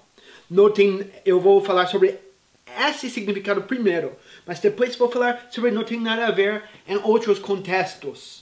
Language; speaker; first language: Portuguese; non-native, fluent; English